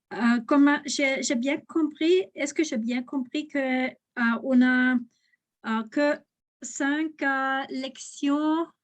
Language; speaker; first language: French; non-native, learner; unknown